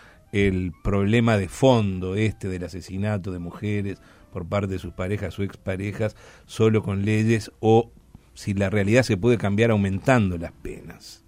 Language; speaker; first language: Spanish; native; Spanish